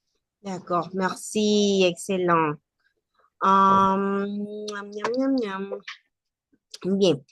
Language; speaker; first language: French; non-native, learner; Spanish